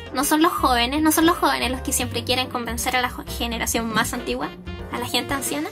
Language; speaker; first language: Spanish; native; Spanish